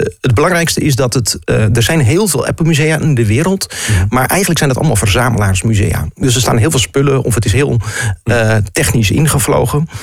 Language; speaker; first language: Dutch; native; Dutch